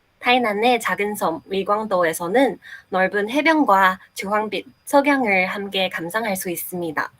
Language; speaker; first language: Korean; non-native, fluent; Chinese